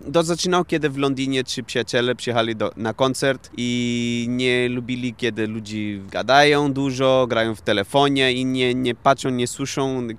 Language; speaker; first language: Polish; non-native, fluent; Portuguese